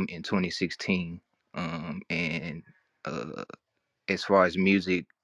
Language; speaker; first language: English; native; English